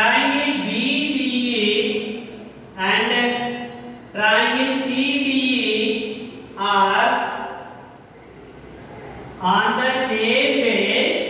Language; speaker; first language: English; non-native, local second language; Telugu